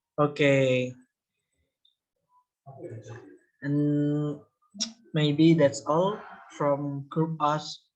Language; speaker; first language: English; non-native, learner; Indonesian